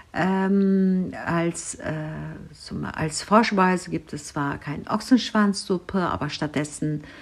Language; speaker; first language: German; non-native, fluent; Turkish